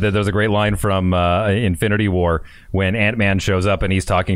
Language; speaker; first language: English; native; English